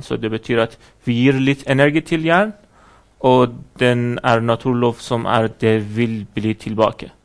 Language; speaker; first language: Norwegian; non-native, fluent; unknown